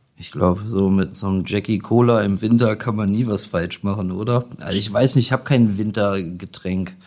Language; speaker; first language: German; native; German